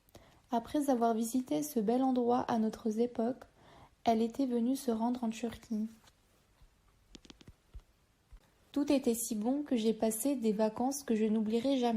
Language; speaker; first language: French; non-native, learner; Turkish